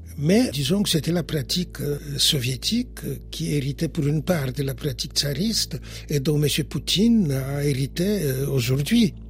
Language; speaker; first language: French; non-native, fluent; Polish